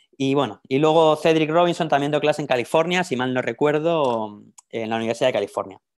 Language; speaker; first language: Spanish; native; Spanish